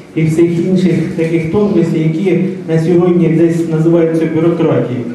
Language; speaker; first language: Ukrainian; native; Ukrainian